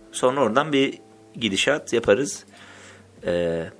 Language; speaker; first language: Turkish; native; Turkish